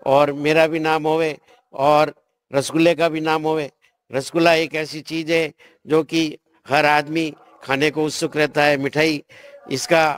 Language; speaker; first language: Hindi; native; Hindi